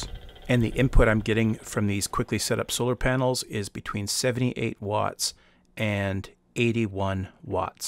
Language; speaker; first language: English; native; English